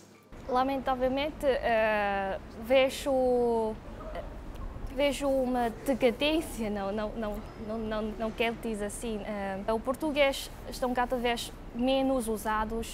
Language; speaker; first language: Portuguese; non-native, fluent; Cantonese